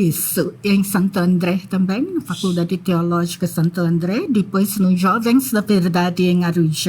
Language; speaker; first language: Portuguese; non-native, fluent; Indonesian